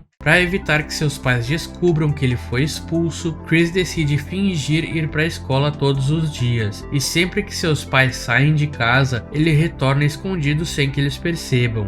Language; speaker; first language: Portuguese; native; Portuguese